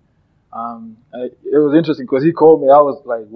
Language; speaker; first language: English; non-native, local second language; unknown